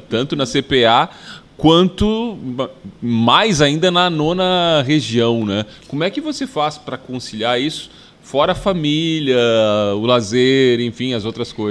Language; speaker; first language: Portuguese; native; Portuguese